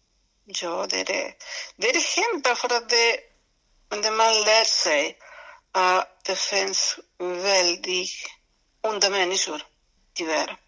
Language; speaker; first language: Swedish; non-native, fluent; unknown